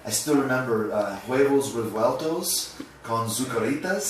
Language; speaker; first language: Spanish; non-native, learner; English